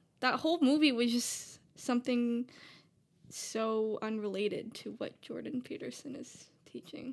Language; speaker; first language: English; native; English